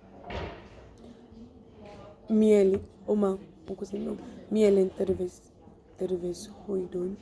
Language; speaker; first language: Finnish; non-native, learner; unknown